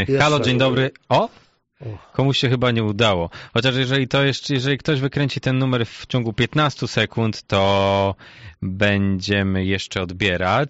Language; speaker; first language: Polish; native; Polish